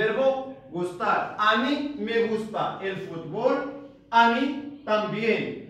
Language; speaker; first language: Spanish; non-native, fluent; Arabic